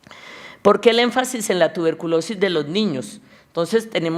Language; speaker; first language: Spanish; native; Spanish